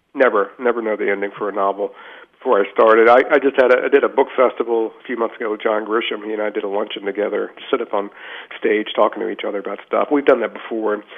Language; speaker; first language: English; native; English